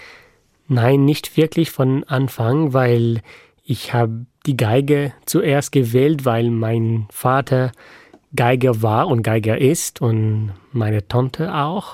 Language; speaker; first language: German; non-native, fluent; French